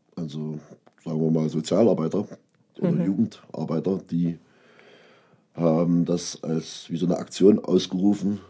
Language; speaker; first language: German; native; German